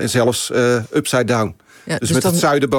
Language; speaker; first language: Dutch; native; Dutch